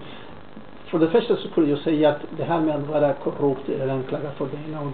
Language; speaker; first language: Swedish; non-native, fluent; Spanish